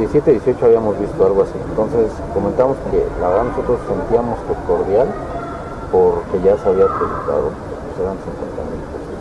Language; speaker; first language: Spanish; native; Spanish